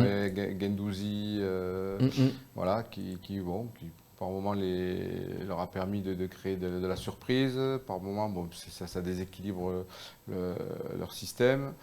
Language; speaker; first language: French; native; French